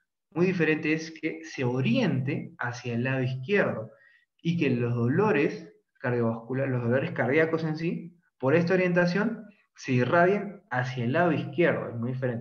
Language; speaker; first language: Spanish; native; Spanish